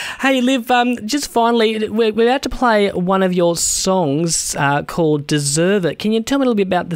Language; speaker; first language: English; native; English